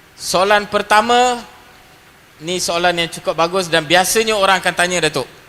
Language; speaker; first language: Malay; non-native, local second language; Tamil